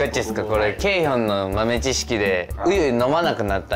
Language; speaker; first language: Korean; non-native, learner; Japanese